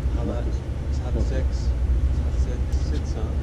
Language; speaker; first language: German; native; German